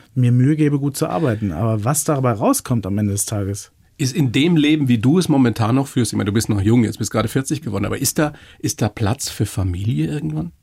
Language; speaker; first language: German; native; German